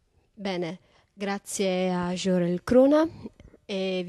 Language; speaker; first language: Italian; native; Italian